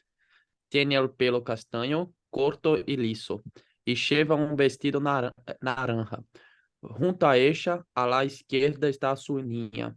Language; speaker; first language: Spanish; non-native, learner; Portuguese